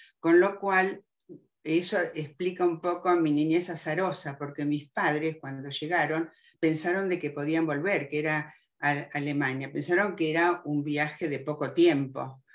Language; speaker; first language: Spanish; early bilingual, other home language; German